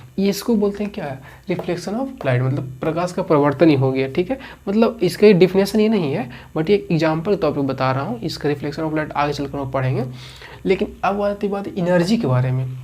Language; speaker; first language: Hindi; native; Hindi